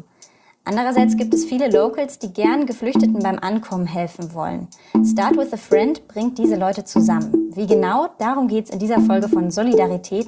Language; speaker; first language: German; native; German